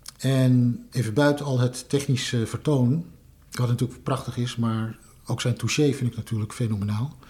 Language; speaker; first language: Dutch; native; Dutch